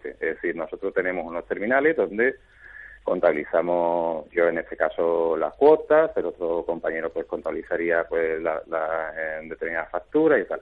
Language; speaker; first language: Spanish; native; Spanish